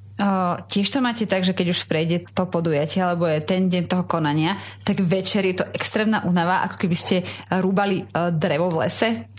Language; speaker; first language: Slovak; native; Slovak